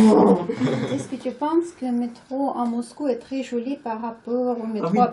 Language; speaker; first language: French; non-native, learner; Russian